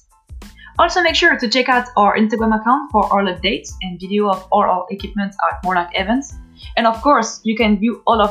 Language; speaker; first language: English; non-native, fluent; French